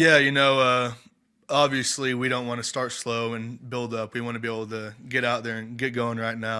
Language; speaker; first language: English; native; English